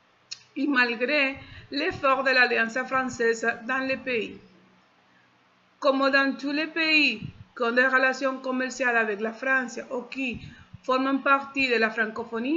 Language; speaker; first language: French; non-native, fluent; Spanish